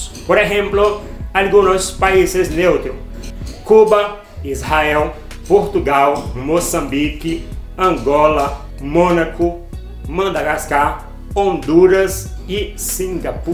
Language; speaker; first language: Spanish; non-native, fluent; Portuguese